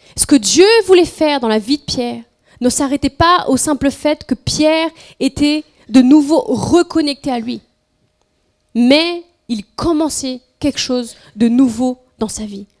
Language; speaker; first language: French; non-native, fluent; Spanish